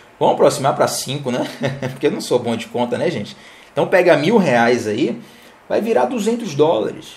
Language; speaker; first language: Portuguese; native; Portuguese